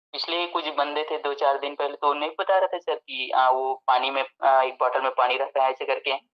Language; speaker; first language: Hindi; native; Hindi